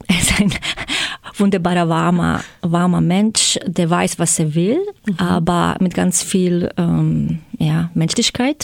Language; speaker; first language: German; non-native, fluent; Croatian